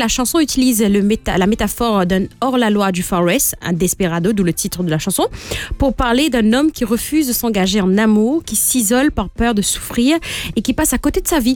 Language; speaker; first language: French; non-native, local second language; Morisyen